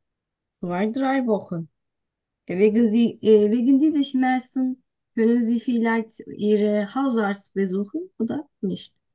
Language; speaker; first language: German; non-native, learner; Turkish